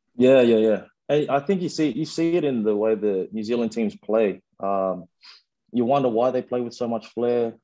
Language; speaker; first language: English; early bilingual, other home language; Fijian